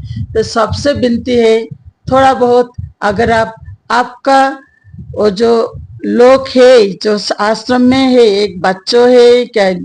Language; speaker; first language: Hindi; non-native, local second language; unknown